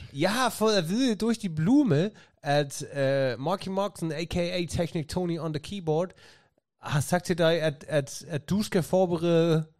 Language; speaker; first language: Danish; native; Danish